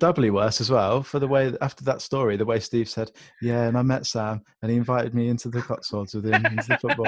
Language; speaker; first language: English; native; English